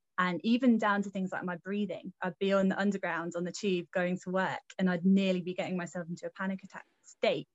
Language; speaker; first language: English; native; English